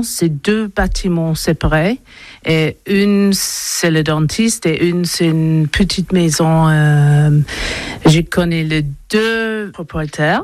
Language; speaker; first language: French; non-native, learner; English